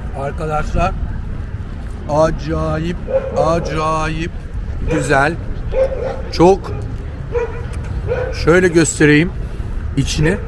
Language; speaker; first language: Turkish; early bilingual, heritage; Turkish